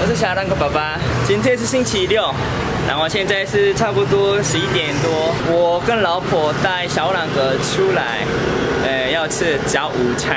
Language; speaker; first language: Chinese; non-native, fluent; Korean